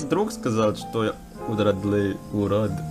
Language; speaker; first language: Russian; non-native, learner; Indonesian